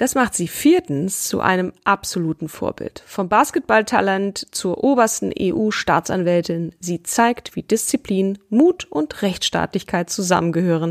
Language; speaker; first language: German; native; German